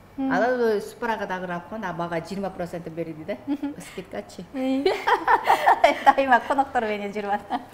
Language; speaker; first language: Kyrgyz; non-native, learner; Korean